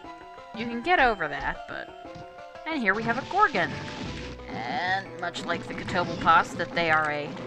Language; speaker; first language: English; native; English